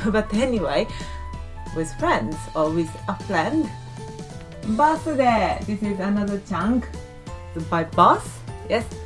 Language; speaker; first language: English; non-native, fluent; Japanese